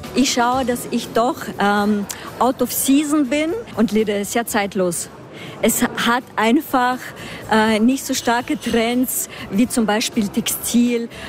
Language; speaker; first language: German; native; German